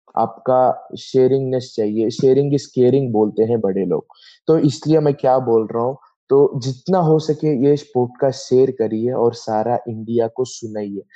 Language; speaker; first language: Hindi; non-native, local second language; Bangla